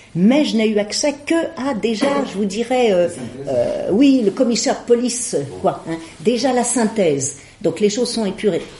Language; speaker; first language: French; native; French